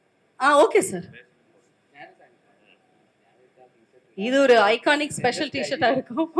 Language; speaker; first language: Tamil; native; Tamil